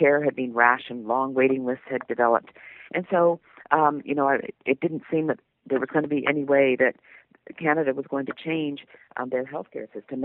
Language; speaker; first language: English; native; English